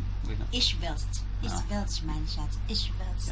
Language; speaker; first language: German; non-native, learner; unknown